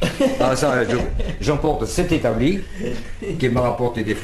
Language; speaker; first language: French; native; French